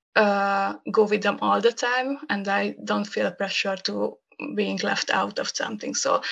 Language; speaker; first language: English; non-native, learner; Hungarian